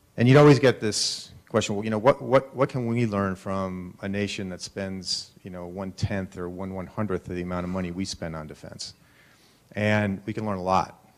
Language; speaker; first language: English; native; English